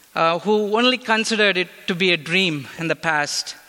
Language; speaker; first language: English; non-native, local second language; Tamil